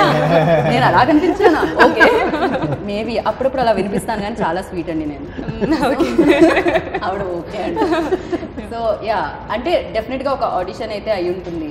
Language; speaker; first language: Telugu; native; Telugu